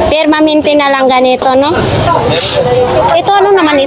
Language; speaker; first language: Filipino; native; Filipino